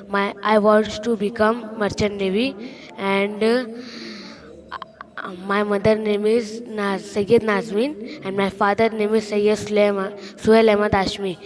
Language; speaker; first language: English; non-native, learner; Hindi